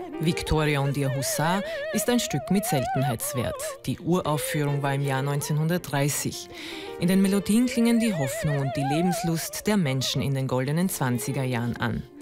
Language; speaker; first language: German; native; German